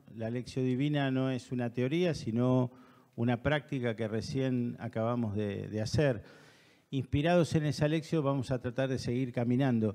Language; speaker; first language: Spanish; native; Spanish